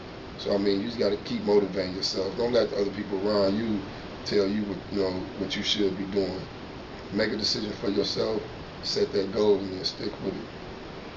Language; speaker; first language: English; native; English